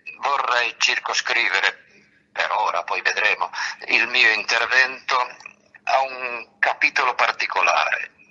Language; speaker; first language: Italian; native; Italian